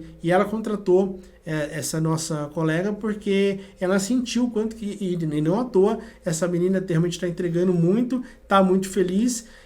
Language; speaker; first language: Portuguese; native; Portuguese